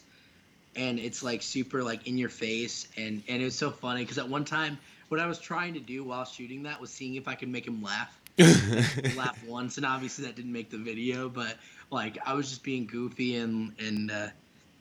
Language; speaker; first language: English; native; English